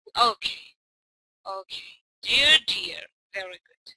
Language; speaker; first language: English; non-native, fluent; Armenian